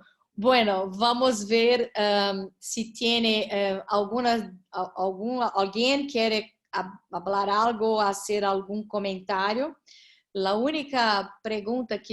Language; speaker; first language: Spanish; non-native, learner; Portuguese